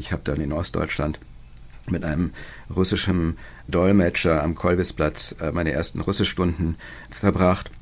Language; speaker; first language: German; native; German